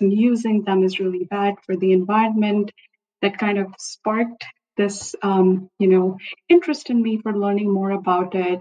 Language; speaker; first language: English; non-native, local second language; Hindi